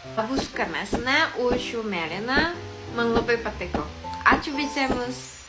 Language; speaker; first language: Lithuanian; non-native, learner; Japanese